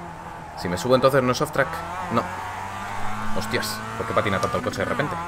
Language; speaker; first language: Spanish; native; Spanish